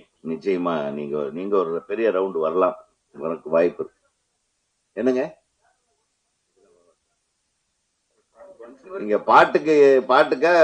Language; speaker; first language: Tamil; native; Tamil